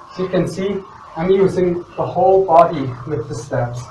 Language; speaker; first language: English; non-native, fluent; Swiss German